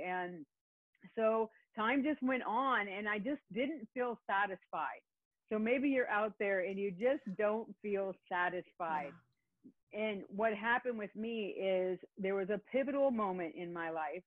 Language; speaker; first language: English; native; English